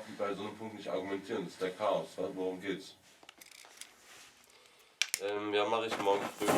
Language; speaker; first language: German; native; German